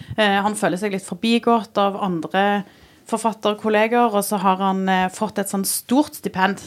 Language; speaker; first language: Norwegian; native; Norwegian